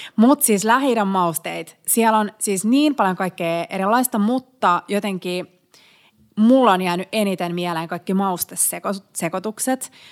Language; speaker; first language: Finnish; native; Finnish